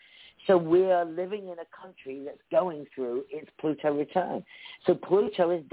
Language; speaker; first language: English; native; English